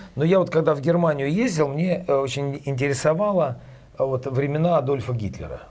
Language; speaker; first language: Russian; native; Russian